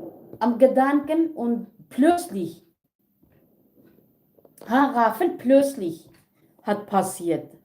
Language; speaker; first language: German; non-native, learner; Kurdish